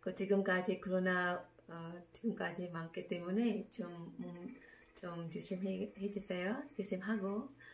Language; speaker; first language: Korean; non-native, learner; Filipino